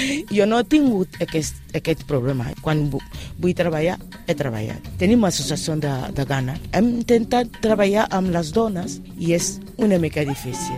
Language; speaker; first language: Catalan; non-native, fluent; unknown